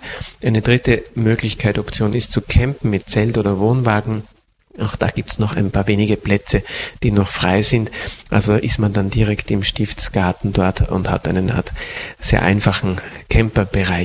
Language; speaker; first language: German; native; German